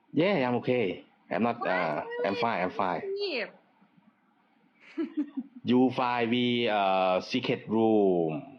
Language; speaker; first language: English; non-native, learner; Thai